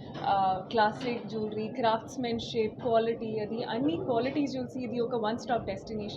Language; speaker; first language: Telugu; non-native, fluent; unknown